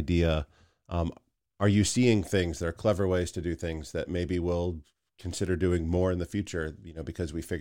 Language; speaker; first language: English; native; English